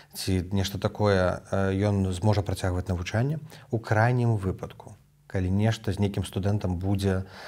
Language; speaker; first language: Belarusian; native; Belarusian